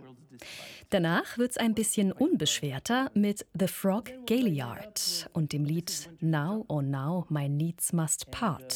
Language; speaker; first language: German; native; German